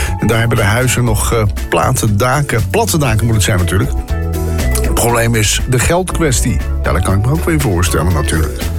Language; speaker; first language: Dutch; native; Dutch